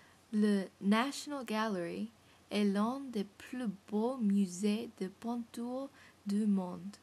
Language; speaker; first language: French; non-native, learner; English